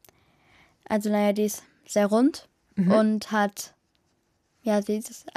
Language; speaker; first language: German; early bilingual, other home language; Kurdish